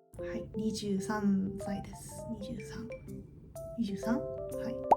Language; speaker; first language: Japanese; non-native, learner; English